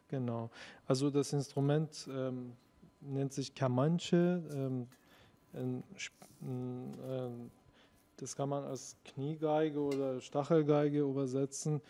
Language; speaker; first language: German; non-native, fluent; Persian